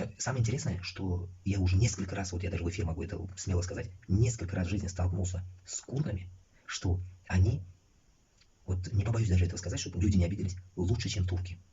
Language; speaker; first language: Russian; non-native, local second language; Uzbek